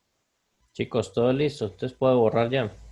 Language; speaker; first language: Spanish; native; Spanish